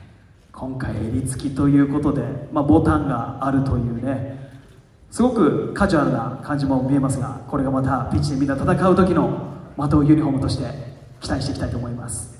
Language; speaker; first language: Japanese; native; Japanese